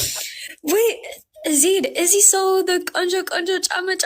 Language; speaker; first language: English; early bilingual, heritage; Amharic